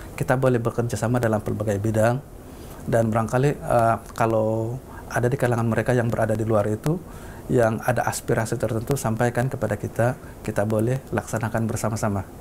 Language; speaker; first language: Malay; non-native, local second language; Central Dusun